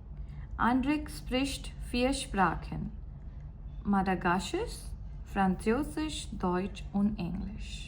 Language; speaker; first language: German; non-native, learner; Gujarati